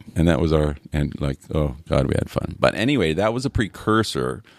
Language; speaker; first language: English; native; English